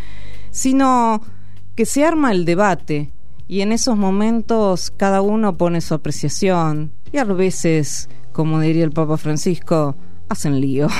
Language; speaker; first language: Spanish; native; Spanish